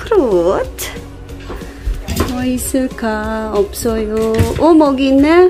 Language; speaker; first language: Korean; non-native, learner; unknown